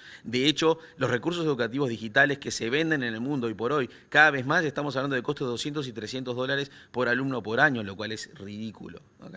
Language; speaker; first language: Spanish; native; Spanish